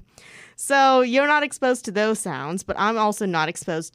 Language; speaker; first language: English; early bilingual, other home language; Chinese